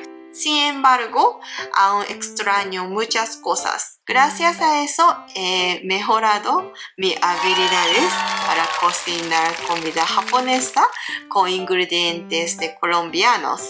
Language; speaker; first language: Spanish; non-native, learner; Japanese